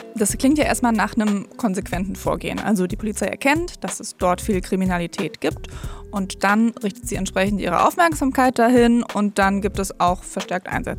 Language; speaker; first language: German; native; German